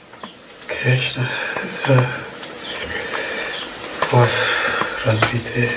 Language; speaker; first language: Russian; non-native, learner; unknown